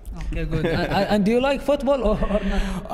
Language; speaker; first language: English; non-native, learner; Arabic